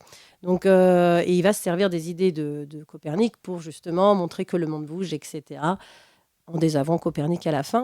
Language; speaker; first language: French; native; French